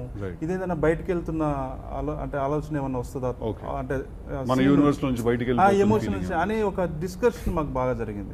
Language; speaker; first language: Telugu; native; Telugu